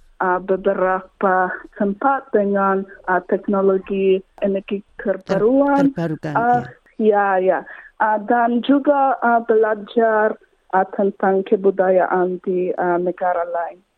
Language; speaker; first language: Indonesian; non-native, learner; English